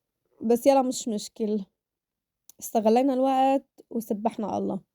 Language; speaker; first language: Arabic; native; Arabic